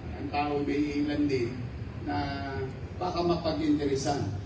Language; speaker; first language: Filipino; native; Filipino